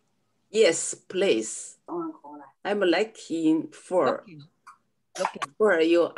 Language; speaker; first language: English; non-native, learner; Chinese